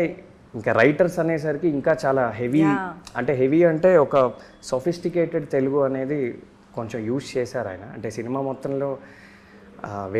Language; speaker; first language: Telugu; native; Telugu